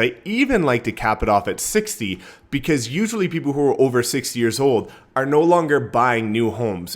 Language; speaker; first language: English; native; English